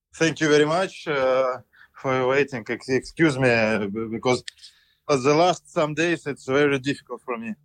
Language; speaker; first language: English; non-native, learner; Russian